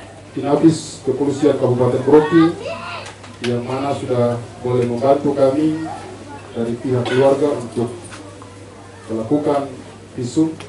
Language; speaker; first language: Indonesian; native; Indonesian